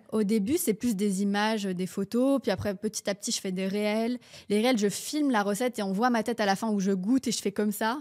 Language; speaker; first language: French; early bilingual, heritage; French